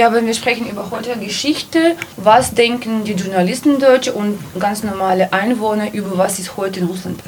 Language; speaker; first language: German; non-native, learner; Russian